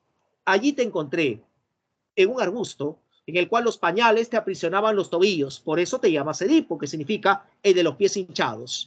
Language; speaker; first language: Spanish; native; Spanish